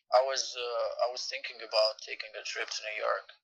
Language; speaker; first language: English; non-native, fluent; Romanian